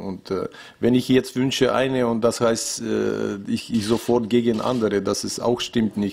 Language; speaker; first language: German; non-native, learner; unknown